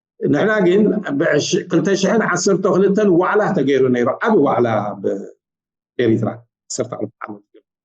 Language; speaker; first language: Tigrinya; native; Tigrinya